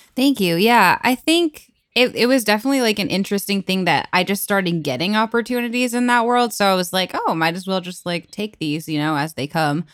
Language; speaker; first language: English; native; English